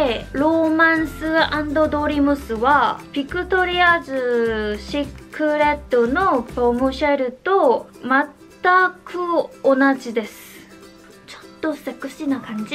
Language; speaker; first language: Japanese; non-native, fluent; Korean